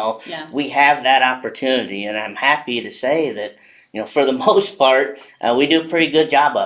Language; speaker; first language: English; native; English